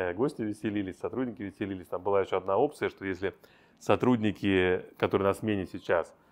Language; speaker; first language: Russian; native; Russian